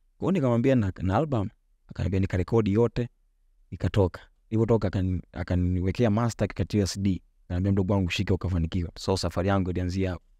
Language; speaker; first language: Swahili; native; Swahili